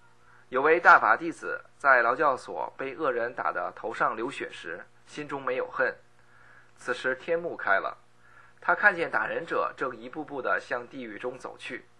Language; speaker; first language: Chinese; native; Chinese